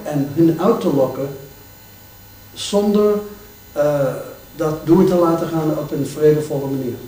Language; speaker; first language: Dutch; non-native, fluent; English